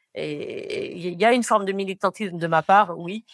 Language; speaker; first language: French; non-native, local second language; Arabic